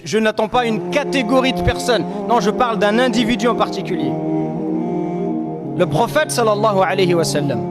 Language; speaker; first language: French; native; French